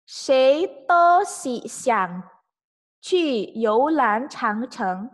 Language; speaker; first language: Chinese; non-native, fluent; Indonesian